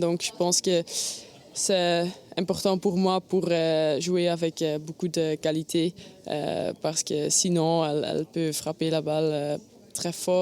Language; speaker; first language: French; non-native, learner; Dutch